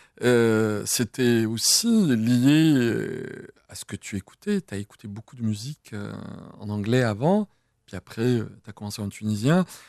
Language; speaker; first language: French; native; French